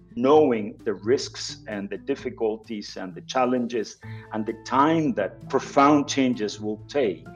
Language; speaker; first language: English; non-native, fluent; Spanish